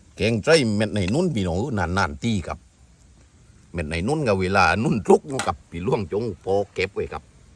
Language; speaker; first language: Thai; native; Thai